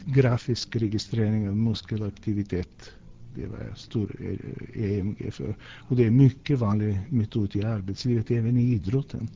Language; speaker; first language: Swedish; non-native, fluent; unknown